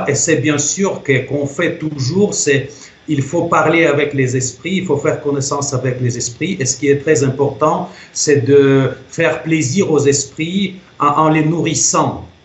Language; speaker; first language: French; non-native, fluent; Russian